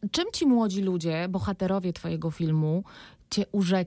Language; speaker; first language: Polish; native; Polish